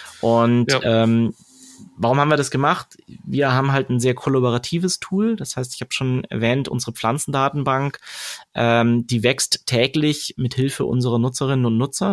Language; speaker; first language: German; native; German